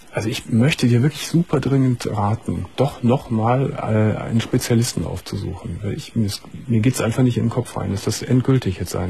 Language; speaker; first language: German; native; German